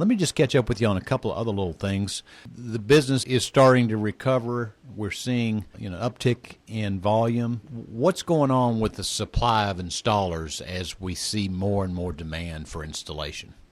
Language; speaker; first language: English; native; English